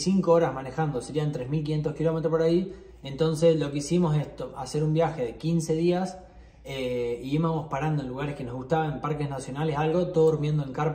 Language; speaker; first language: Spanish; native; Spanish